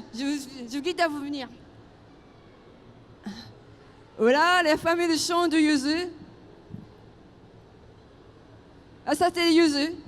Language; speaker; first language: French; non-native, fluent; Japanese